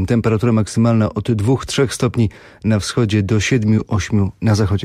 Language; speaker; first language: Polish; native; Polish